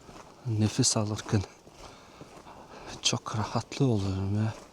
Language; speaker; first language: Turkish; non-native, learner; Mongolian